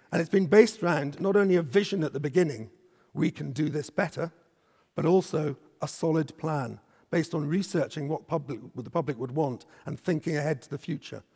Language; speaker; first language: English; native; English